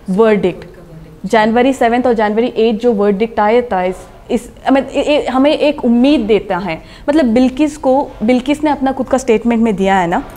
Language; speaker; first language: Hindi; non-native, local second language; Kannada